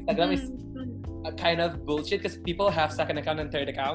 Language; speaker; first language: English; non-native, learner; Indonesian